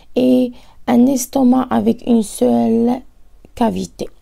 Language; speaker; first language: French; non-native, local second language; Arabic